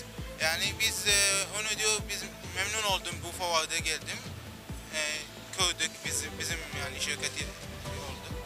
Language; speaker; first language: Turkish; non-native, learner; Arabic